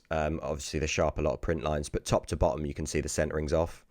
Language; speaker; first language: English; native; English